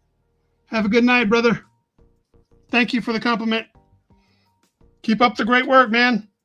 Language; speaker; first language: English; native; English